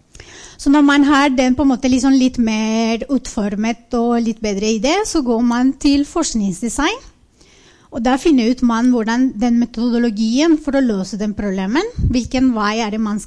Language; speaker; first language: Norwegian; non-native, fluent; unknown